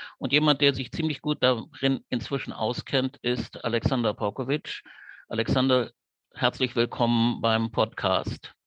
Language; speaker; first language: German; native; German